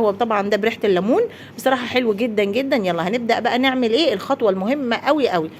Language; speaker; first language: Arabic; native; Arabic